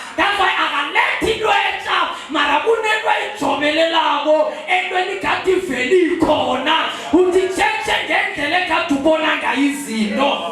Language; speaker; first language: Zulu; non-native, local second language; Swati